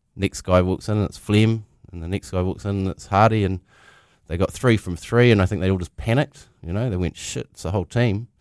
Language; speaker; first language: English; native; English